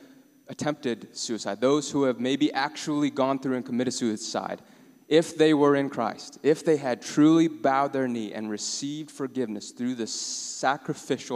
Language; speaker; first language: English; native; English